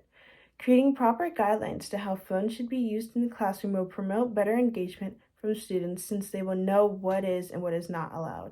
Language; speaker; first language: English; native; English